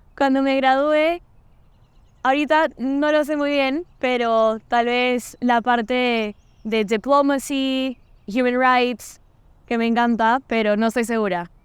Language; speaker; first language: Spanish; non-native, fluent; Portuguese